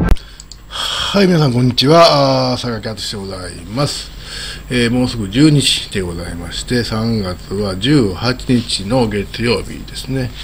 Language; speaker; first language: Japanese; native; Japanese